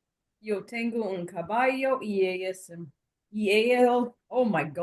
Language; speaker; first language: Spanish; non-native, learner; English